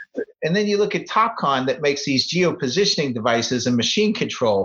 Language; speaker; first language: English; native; English